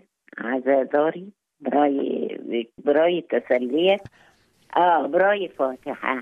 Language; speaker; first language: Persian; non-native, fluent; Arabic